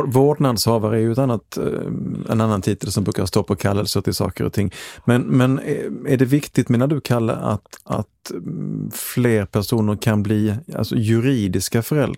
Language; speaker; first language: Swedish; native; Swedish